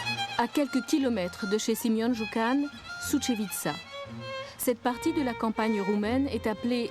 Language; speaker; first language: French; native; French